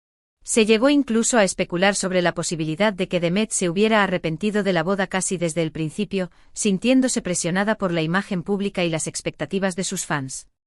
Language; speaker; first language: Spanish; native; Spanish